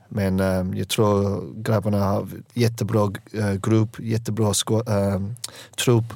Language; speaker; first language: Swedish; non-native, learner; English